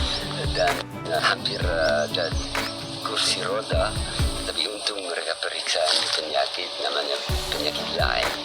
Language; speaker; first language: Indonesian; non-native, learner; French